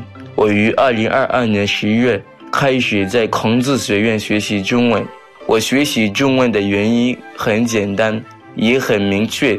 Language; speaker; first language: Chinese; non-native, fluent; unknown